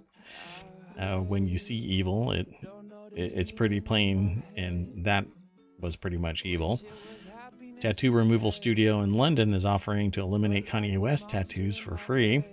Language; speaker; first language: English; non-native, fluent; German